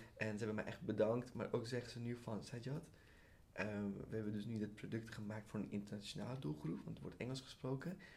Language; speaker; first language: Dutch; early bilingual, other home language; Persian